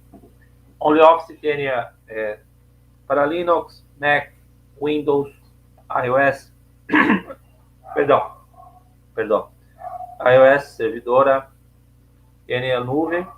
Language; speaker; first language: Spanish; non-native, learner; Portuguese